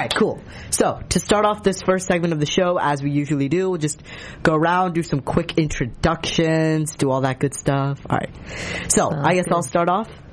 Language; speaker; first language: English; native; English